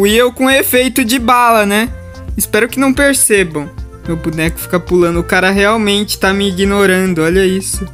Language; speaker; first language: Portuguese; native; Portuguese